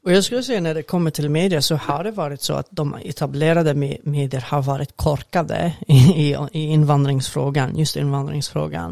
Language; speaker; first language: Swedish; non-native, fluent; Arabic